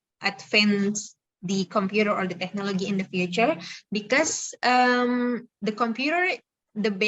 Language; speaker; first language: English; non-native, fluent; Indonesian